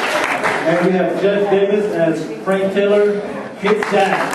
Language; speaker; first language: English; native; English